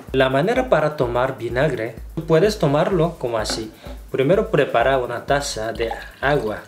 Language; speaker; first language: Spanish; non-native, fluent; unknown